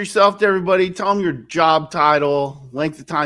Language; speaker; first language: English; native; English